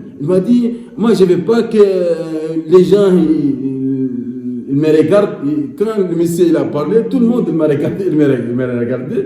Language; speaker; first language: French; non-native, local second language; Arabic